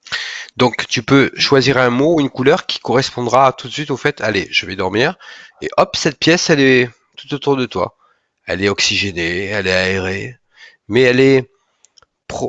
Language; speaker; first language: French; native; French